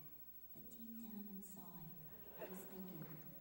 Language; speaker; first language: English; native; English